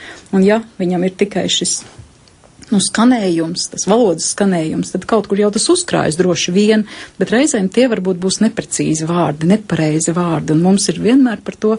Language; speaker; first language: Latvian; native; Latvian